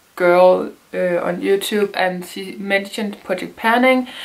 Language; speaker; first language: English; non-native, fluent; Danish